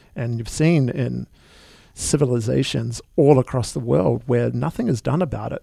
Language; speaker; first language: English; native; English